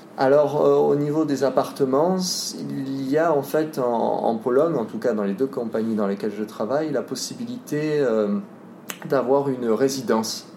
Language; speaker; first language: French; native; French